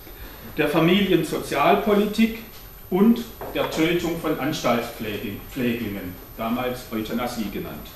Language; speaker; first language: German; native; German